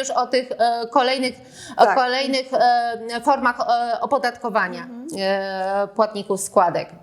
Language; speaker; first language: Polish; native; Polish